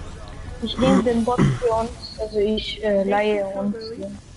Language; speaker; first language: German; native; German